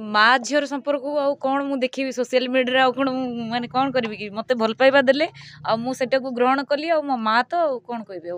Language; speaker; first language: Odia; native; Odia